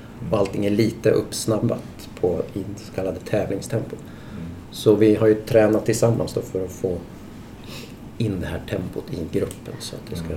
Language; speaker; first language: Swedish; native; Swedish